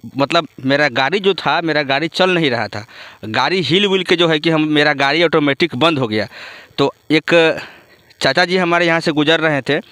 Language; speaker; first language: Hindi; native; Hindi